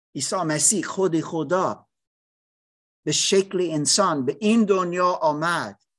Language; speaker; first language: Persian; non-native, learner; English